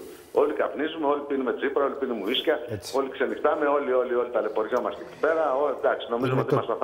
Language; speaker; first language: Greek; native; Greek